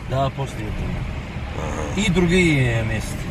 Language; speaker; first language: Russian; non-native, learner; Arabic